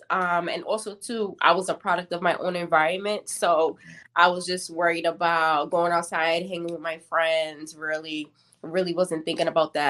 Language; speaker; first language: English; native; English